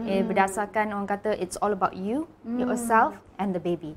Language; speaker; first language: English; non-native, local second language; Malay